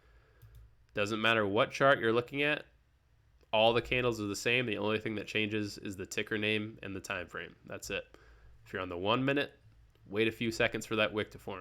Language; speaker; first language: English; native; English